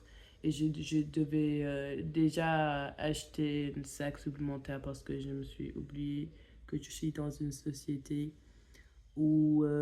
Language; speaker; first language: French; non-native, fluent; English